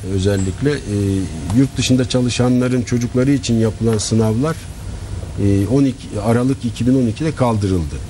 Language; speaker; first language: Turkish; native; Turkish